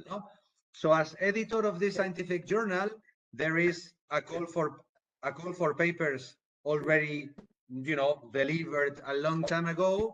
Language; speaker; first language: English; non-native, fluent; Spanish